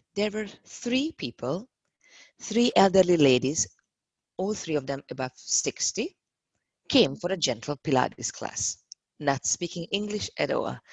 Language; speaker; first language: English; non-native, fluent; Hungarian